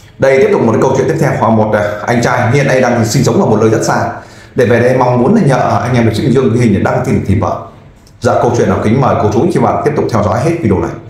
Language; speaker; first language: Vietnamese; native; Vietnamese